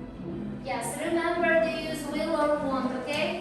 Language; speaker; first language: English; non-native, fluent; Uzbek